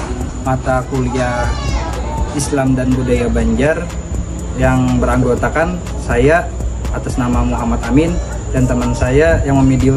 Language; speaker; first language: Indonesian; non-native, local second language; Banjar